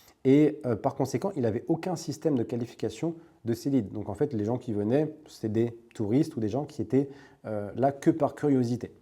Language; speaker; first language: French; native; French